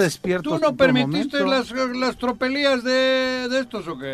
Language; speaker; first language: Spanish; native; Spanish